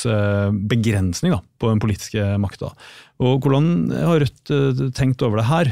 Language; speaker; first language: Norwegian; native; Norwegian